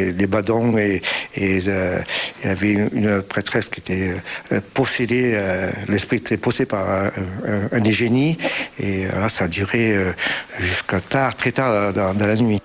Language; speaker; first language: French; early bilingual, other home language; Vietnamese